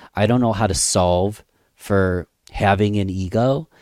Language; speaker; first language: English; native; English